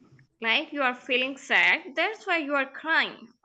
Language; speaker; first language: English; non-native, fluent; Urdu